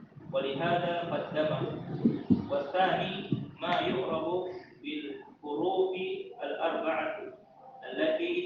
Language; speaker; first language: Arabic; non-native, learner; Indonesian